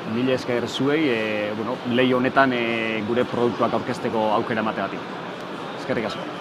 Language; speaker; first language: Basque; native; Basque